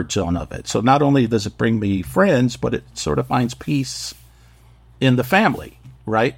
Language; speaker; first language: English; native; English